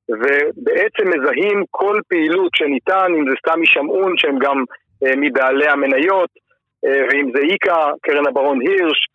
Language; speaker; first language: Hebrew; native; Hebrew